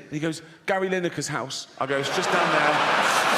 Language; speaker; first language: English; native; English